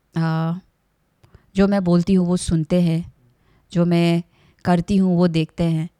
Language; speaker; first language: Hindi; non-native, local second language; Assamese